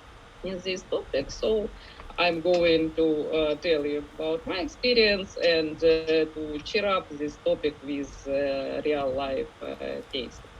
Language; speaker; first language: English; non-native, learner; Ukrainian